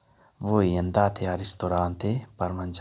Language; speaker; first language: Italian; non-native, learner; Urdu